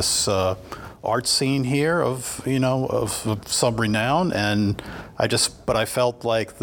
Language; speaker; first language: English; native; English